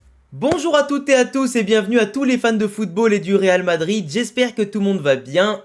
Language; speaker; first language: French; native; French